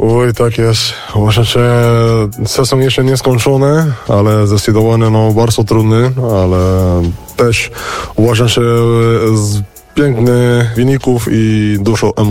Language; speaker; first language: Polish; non-native, fluent; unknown